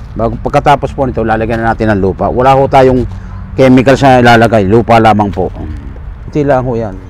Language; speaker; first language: Filipino; native; Filipino